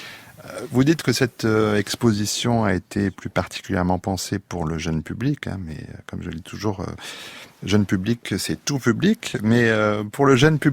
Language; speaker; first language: French; native; French